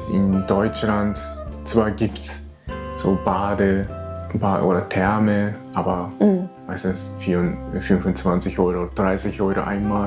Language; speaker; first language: German; non-native, fluent; Japanese